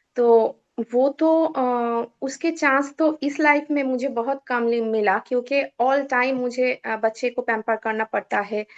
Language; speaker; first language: Hindi; non-native, local second language; Bangla